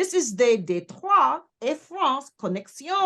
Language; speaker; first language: French; non-native, learner; English